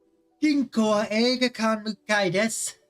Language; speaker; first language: Japanese; non-native, learner; English